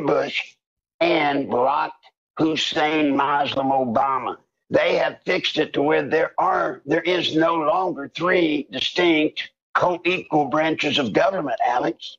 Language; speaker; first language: English; native; English